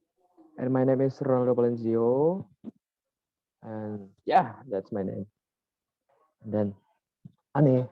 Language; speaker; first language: English; non-native, learner; Indonesian